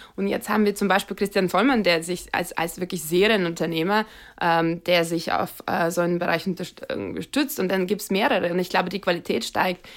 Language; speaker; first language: German; non-native, fluent; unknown